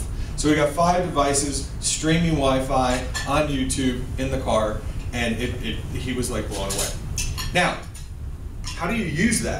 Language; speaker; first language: English; native; English